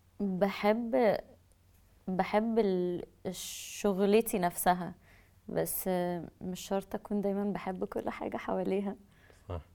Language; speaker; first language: Arabic; native; Arabic